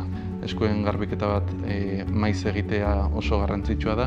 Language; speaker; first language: Basque; native; Basque